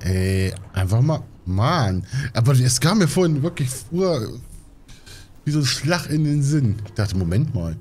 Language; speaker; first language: German; native; German